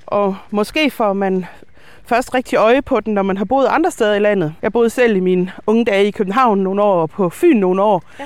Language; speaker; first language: Danish; native; Danish